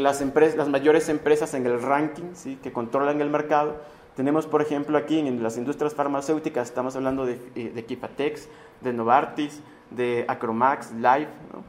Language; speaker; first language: Spanish; native; Spanish